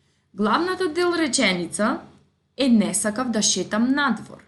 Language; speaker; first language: Macedonian; native; Macedonian